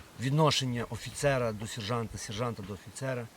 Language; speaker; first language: Ukrainian; native; Ukrainian